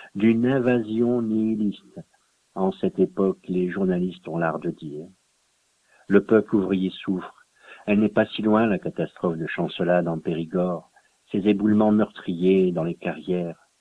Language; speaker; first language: French; native; French